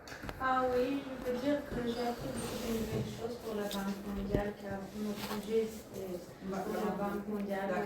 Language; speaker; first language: French; non-native, learner; Bulgarian